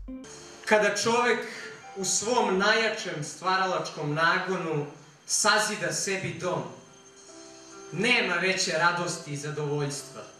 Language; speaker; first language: Serbian; native; Serbian